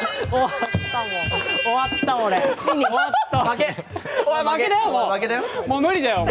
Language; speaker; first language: Japanese; native; Japanese